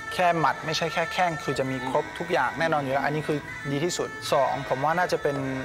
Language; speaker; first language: Thai; early bilingual, other home language; French